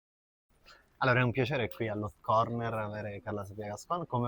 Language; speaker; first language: Italian; native; Italian